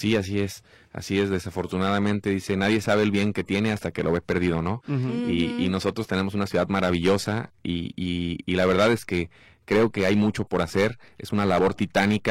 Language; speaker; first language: Spanish; native; Spanish